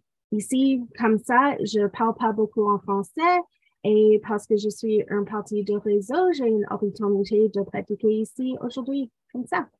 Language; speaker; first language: French; non-native, local second language; English